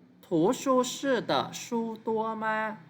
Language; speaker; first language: Chinese; non-native, fluent; Thai